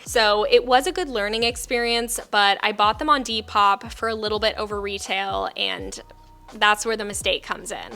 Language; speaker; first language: English; native; English